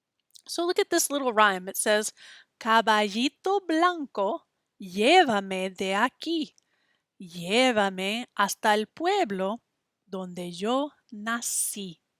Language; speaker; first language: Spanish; non-native, fluent; English